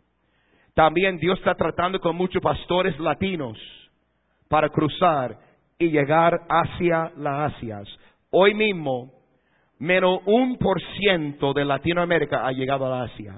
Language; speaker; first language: Spanish; non-native, fluent; English